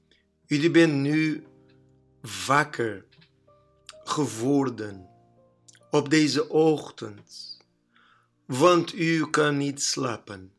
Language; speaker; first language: Dutch; non-native, learner; Portuguese